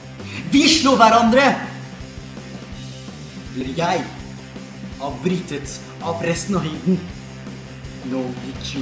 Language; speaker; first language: Norwegian; non-native, fluent; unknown